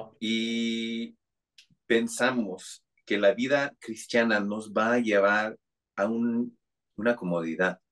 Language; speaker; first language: Spanish; non-native, fluent; English